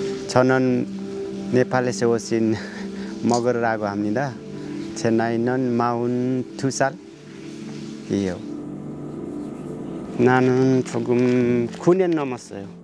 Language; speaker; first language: Korean; non-native, learner; Nepali